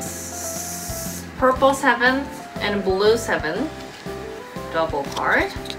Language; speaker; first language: English; non-native, fluent; Japanese